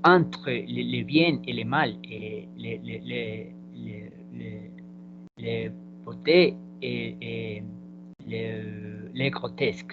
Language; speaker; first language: French; non-native, learner; Spanish